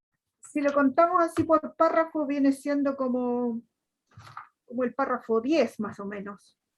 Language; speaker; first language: Spanish; native; Spanish